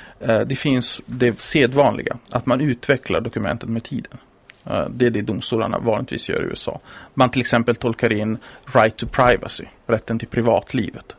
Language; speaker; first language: Swedish; non-native, fluent; Italian